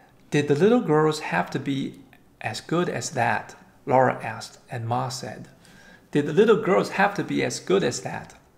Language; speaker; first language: English; non-native, fluent; Chinese